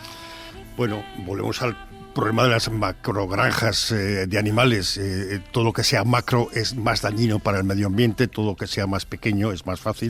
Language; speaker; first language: Spanish; native; Spanish